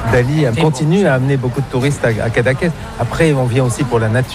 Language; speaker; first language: French; native; French